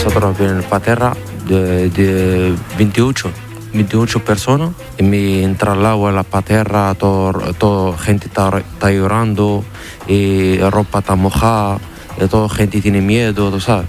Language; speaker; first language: Spanish; non-native, learner; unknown